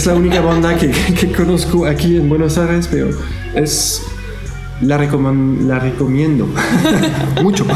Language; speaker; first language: Spanish; non-native, learner; French